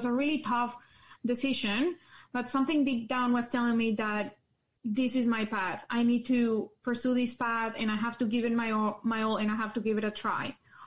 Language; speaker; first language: English; non-native, fluent; Spanish